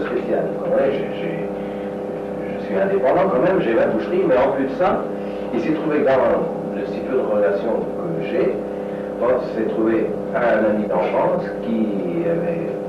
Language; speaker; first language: French; native; French